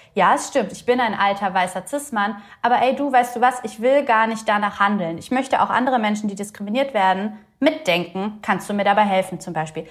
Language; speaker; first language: German; early bilingual, other home language; Bulgarian